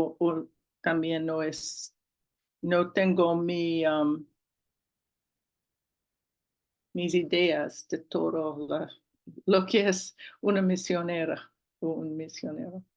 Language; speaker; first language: Spanish; non-native, learner; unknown